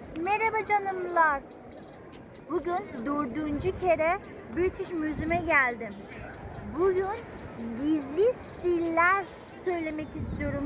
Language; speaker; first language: Turkish; non-native, fluent; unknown